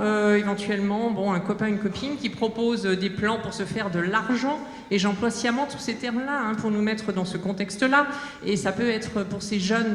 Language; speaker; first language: French; native; French